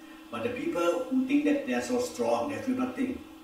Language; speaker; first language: English; non-native, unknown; Thai